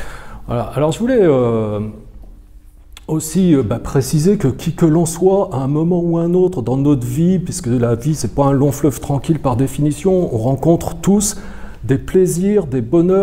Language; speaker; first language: French; native; French